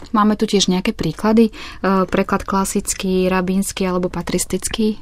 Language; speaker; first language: Slovak; native; Slovak